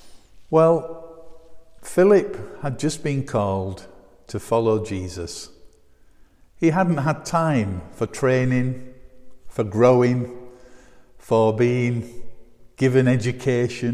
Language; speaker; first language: English; native; English